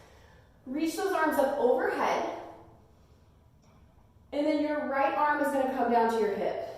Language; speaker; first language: English; native; English